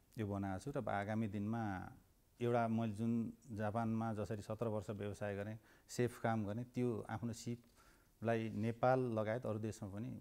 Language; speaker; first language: Nepali; native; Nepali